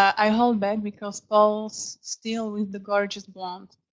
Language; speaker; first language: English; non-native, fluent; Slovak